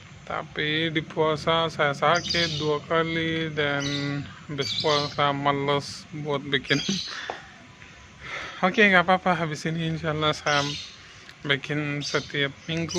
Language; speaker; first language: Indonesian; non-native, learner; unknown